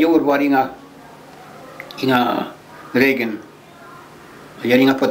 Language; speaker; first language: Swedish; early bilingual, heritage; Swedish